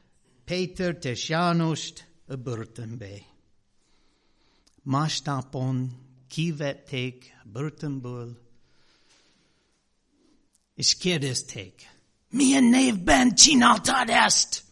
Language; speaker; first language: Hungarian; non-native, fluent; English